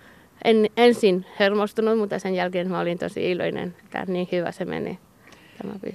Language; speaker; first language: Finnish; non-native, learner; Basque